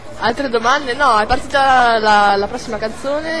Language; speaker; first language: Italian; native; Italian